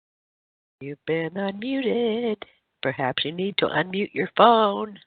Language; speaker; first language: English; native; English